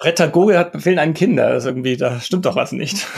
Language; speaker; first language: German; native; German